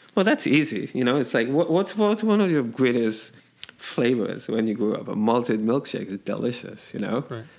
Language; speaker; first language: English; non-native, local second language; Yoruba